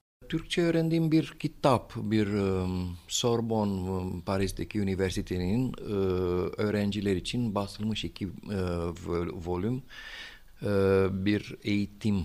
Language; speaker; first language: Turkish; non-native, fluent; Romanian